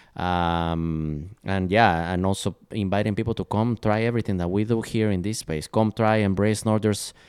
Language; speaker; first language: English; non-native, fluent; Spanish